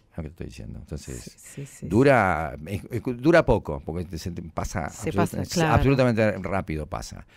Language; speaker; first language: Spanish; native; Spanish